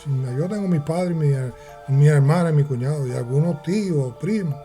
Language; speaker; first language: Spanish; native; Spanish